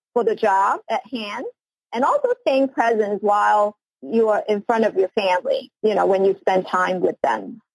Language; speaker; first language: English; non-native, local second language; Cantonese